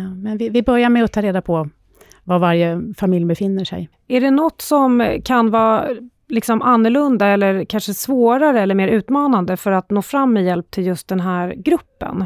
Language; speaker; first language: Swedish; native; Swedish